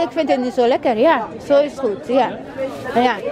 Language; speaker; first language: Dutch; non-native, learner; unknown